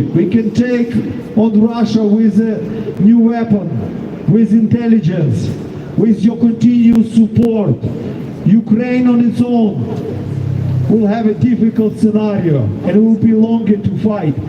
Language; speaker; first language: English; non-native, fluent; Ukrainian